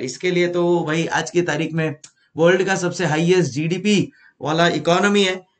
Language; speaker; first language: Hindi; native; Hindi